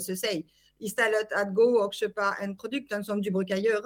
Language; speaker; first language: Swedish; non-native, fluent; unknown